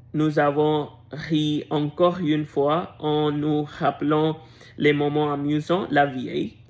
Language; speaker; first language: French; non-native, learner; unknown